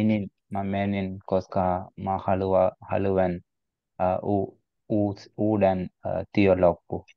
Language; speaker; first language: Finnish; non-native, learner; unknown